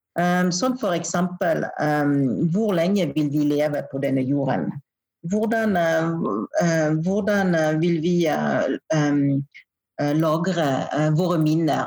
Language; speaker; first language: Norwegian; non-native, fluent; French